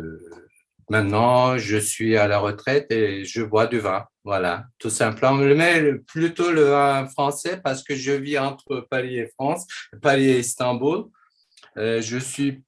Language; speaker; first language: French; non-native, fluent; Turkish